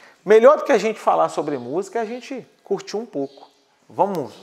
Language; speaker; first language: Portuguese; native; Portuguese